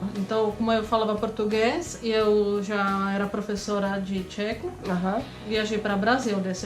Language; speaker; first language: Portuguese; non-native, fluent; Czech